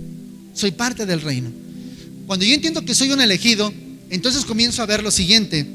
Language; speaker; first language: Spanish; native; Spanish